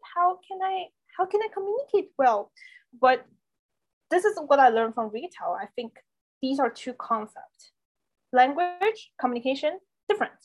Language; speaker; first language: English; non-native, fluent; Chinese